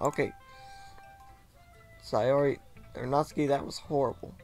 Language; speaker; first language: English; native; English